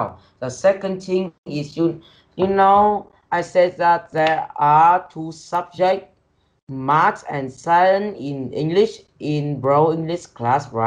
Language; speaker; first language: English; non-native, learner; Vietnamese